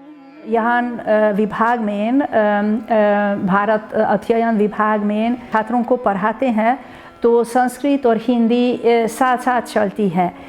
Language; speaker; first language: Hindi; non-native, fluent; Hungarian